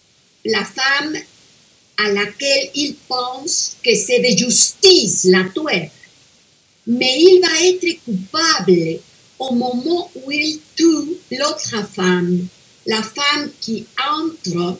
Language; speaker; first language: French; non-native, fluent; Spanish